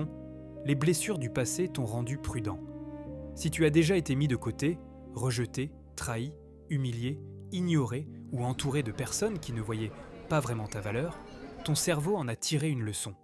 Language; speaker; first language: French; native; French